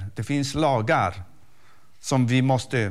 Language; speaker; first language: Swedish; non-native, fluent; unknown